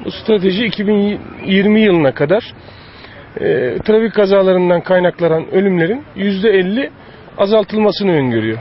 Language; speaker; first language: Turkish; native; Turkish